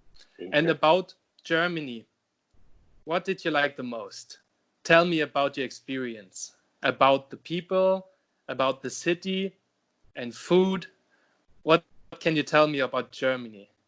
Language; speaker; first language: English; non-native, fluent; German